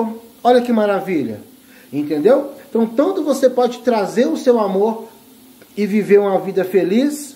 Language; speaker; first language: Portuguese; native; Portuguese